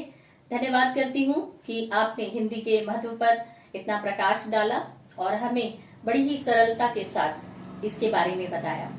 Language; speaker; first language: Hindi; native; Hindi